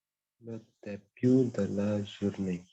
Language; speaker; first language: French; non-native, learner; Hindi